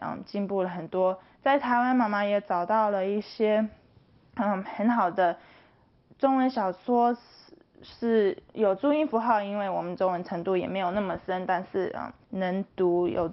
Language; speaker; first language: Chinese; early bilingual, heritage; Chinese